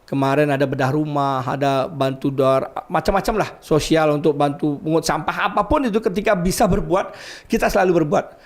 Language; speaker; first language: Indonesian; non-native, local second language; Balinese